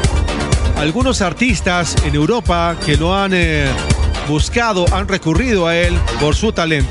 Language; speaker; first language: Spanish; native; Spanish